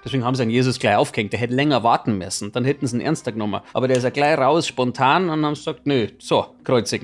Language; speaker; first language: German; native; German